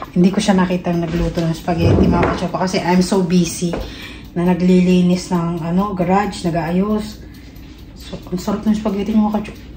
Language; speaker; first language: Filipino; native; Filipino